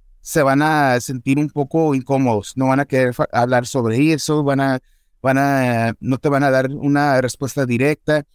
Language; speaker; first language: Spanish; early bilingual, heritage; Spanish